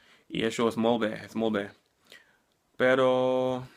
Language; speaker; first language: Catalan; non-native, learner; English